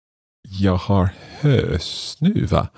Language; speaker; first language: Swedish; non-native, learner; English